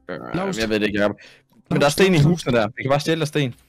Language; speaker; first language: Danish; native; Danish